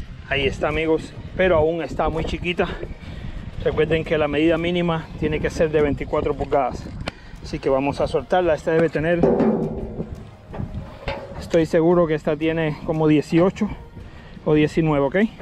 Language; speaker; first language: Spanish; native; Spanish